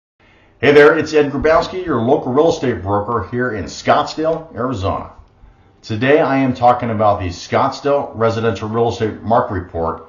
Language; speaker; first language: English; native; English